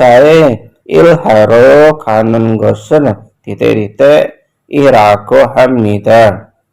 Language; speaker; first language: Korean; non-native, fluent; Indonesian